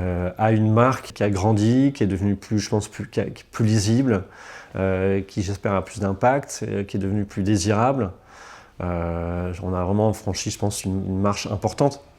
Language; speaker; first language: French; native; French